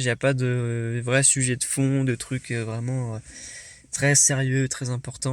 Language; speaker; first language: French; native; French